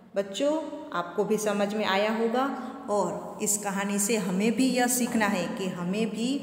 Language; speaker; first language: Hindi; non-native, local second language; Gujarati